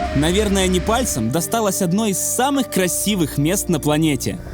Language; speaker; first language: Russian; native; Russian